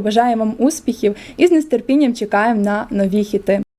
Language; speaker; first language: Ukrainian; native; Ukrainian